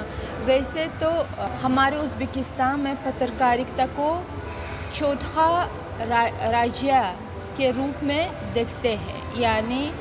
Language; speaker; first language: Hindi; non-native, fluent; Uzbek